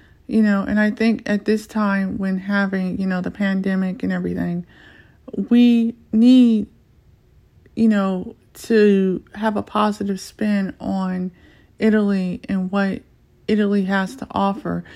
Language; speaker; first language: English; native; English